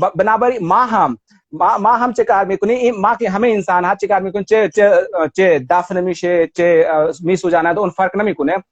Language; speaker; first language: Persian; non-native, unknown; Hindi